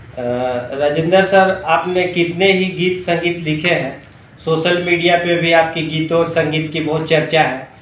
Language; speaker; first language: Hindi; native; Hindi